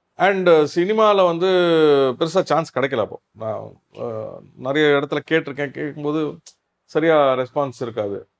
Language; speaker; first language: Tamil; non-native, local second language; Kannada